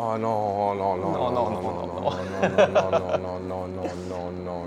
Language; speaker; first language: French; native; French